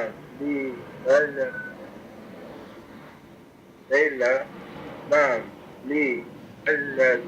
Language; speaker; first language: Arabic; non-native, learner; English